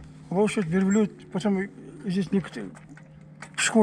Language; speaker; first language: Russian; non-native, local second language; Kazakh